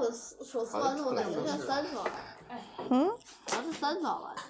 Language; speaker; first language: Chinese; native; Chinese